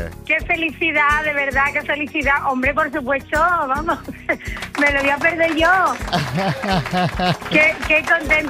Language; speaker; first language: Spanish; native; Spanish